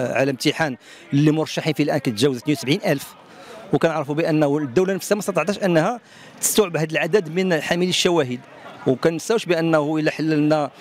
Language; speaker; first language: Arabic; native; Arabic